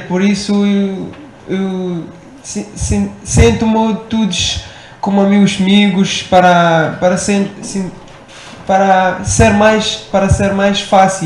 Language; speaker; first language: Portuguese; non-native, learner; Arabic